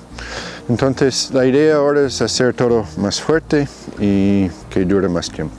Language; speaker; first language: Spanish; non-native, fluent; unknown